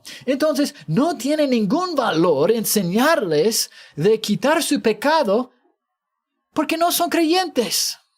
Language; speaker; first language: Spanish; non-native, fluent; English